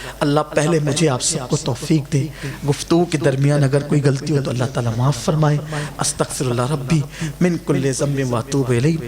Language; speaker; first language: Urdu; native; Urdu